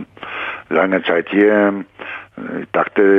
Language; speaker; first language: German; non-native, fluent; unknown